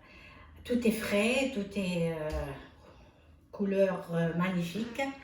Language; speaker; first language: French; non-native, fluent; Arabic